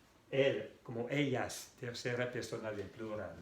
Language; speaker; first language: Spanish; non-native, fluent; French